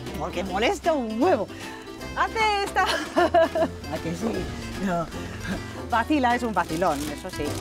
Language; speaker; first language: Spanish; non-native, fluent; English